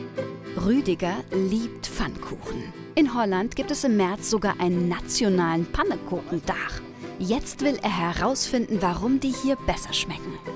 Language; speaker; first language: German; native; German